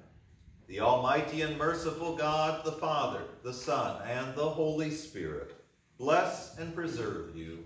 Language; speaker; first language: English; native; English